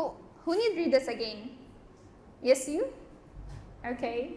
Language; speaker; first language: English; non-native, learner; Arabic